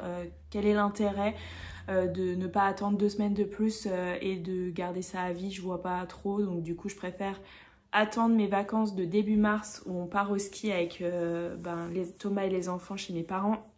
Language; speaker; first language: French; native; French